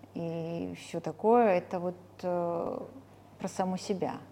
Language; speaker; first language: Russian; early bilingual, other home language; Armenian